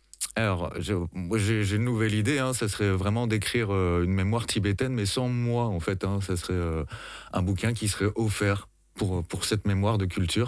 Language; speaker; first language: French; native; French